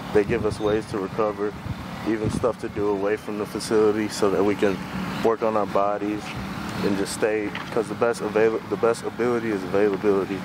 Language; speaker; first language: English; native; English